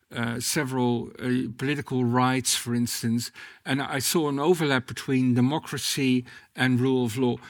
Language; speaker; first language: English; non-native, fluent; Dutch